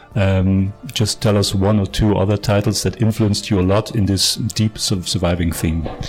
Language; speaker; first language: English; non-native, fluent; German